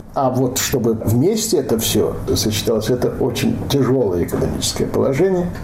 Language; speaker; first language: Russian; non-native, local second language; Yiddish